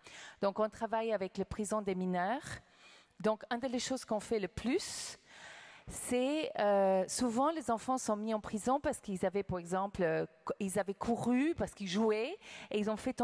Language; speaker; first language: French; non-native, fluent; English